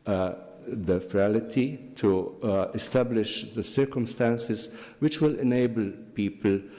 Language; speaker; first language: English; non-native, fluent; Slovenian